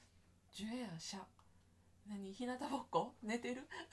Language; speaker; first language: Japanese; native; Japanese